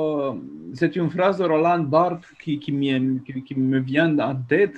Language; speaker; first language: French; non-native, fluent; Romanian